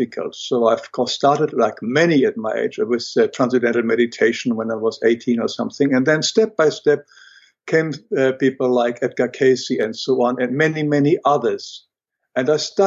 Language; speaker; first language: English; non-native, fluent; German